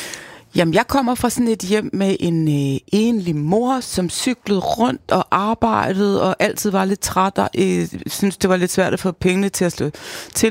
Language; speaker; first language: Danish; native; Danish